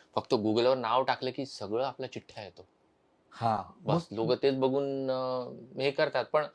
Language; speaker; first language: Marathi; native; Marathi